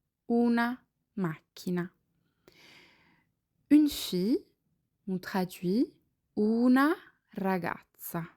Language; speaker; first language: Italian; non-native, fluent; French